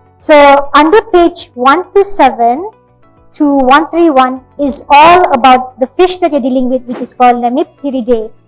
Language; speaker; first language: English; non-native, local second language; Malay